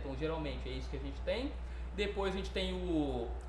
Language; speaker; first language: Portuguese; native; Portuguese